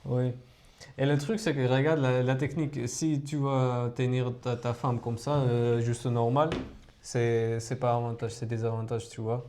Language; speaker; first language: French; non-native, fluent; Georgian